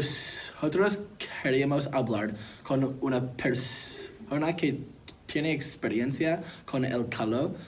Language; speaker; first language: Spanish; non-native, learner; English